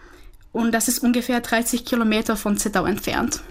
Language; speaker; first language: German; non-native, fluent; Czech